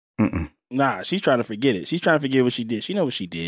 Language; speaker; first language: English; native; English